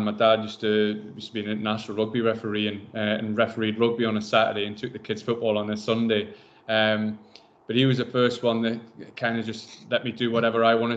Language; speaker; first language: English; native; English